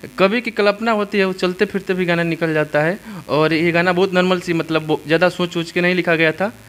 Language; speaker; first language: Hindi; native; Hindi